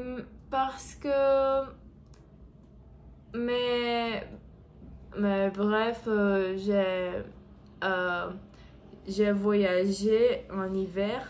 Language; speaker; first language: French; non-native, learner; Portuguese